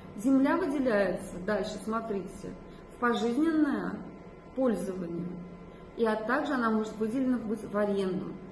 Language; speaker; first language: Russian; native; Russian